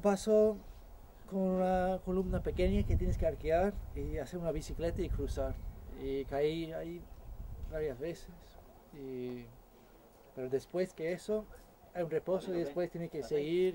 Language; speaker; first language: Spanish; non-native, fluent; English